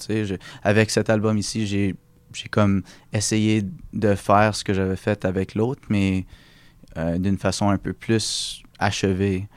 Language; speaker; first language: French; native; French